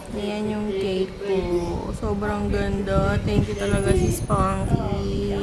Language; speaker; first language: Filipino; native; Filipino